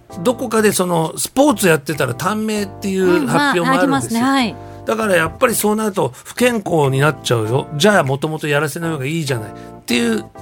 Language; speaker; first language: Japanese; native; Japanese